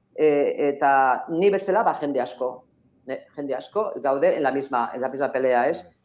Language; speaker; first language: Basque; non-native, local second language; Spanish